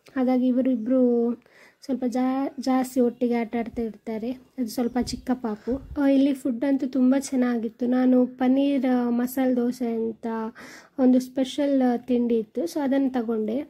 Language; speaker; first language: Kannada; native; Kannada